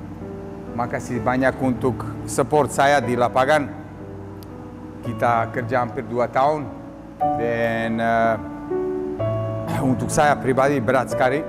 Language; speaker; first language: Indonesian; non-native, fluent; Serbian